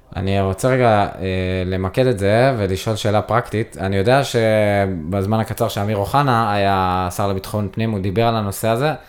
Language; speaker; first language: Hebrew; native; Hebrew